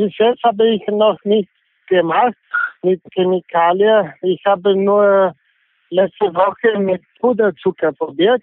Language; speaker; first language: German; non-native, learner; English